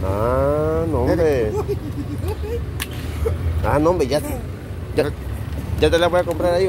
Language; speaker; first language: Spanish; native; Spanish